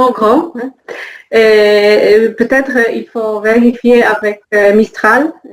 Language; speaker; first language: French; non-native, learner; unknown